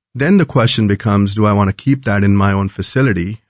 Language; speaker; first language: English; non-native, local second language; Hindi